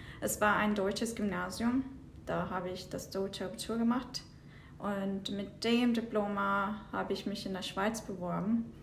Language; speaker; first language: German; non-native, fluent; Turkish